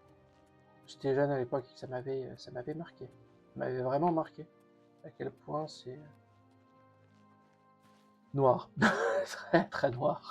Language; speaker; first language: French; native; French